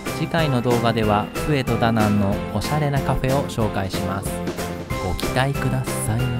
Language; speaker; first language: Japanese; native; Japanese